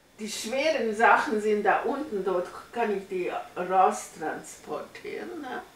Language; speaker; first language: German; non-native, fluent; Hungarian